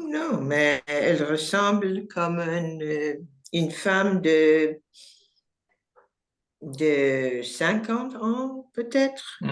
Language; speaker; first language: French; non-native, learner; English